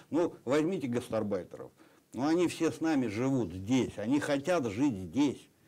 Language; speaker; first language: Russian; native; Russian